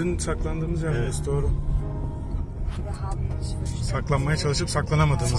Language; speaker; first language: Turkish; native; Turkish